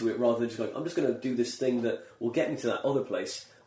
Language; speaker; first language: English; native; English